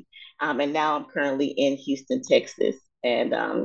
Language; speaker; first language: English; native; English